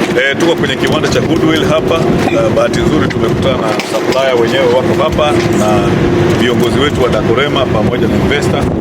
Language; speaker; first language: Swahili; native; Swahili